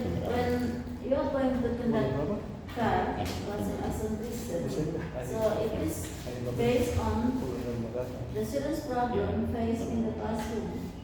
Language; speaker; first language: English; non-native, fluent; Indonesian